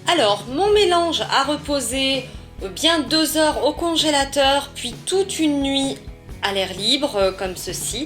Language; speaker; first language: French; native; French